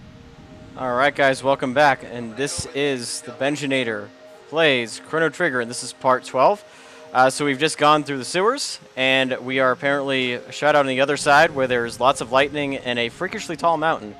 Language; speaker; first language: English; native; English